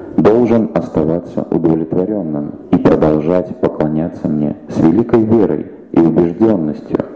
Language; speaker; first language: Russian; native; Russian